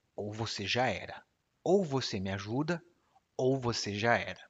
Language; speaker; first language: Portuguese; native; Portuguese